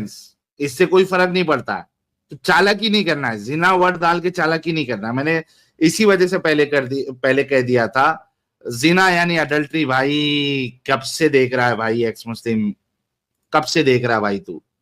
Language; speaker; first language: Hindi; native; Hindi